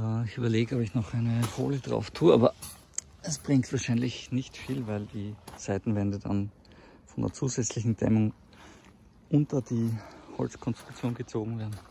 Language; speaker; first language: German; native; German